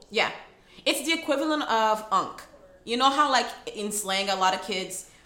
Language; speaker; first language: English; early bilingual, other home language; Portuguese